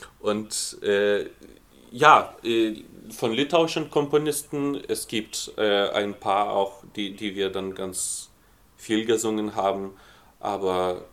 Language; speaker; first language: German; non-native, fluent; Lithuanian